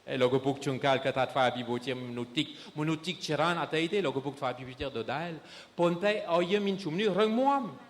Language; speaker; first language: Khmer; non-native, fluent; French